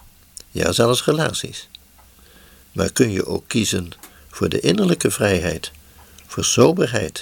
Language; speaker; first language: Dutch; native; Dutch